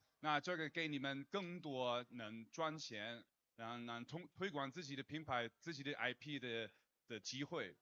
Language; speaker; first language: Chinese; non-native, fluent; English